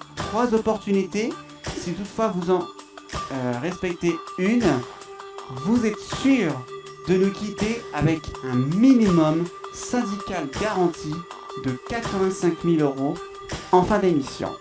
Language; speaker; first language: French; native; French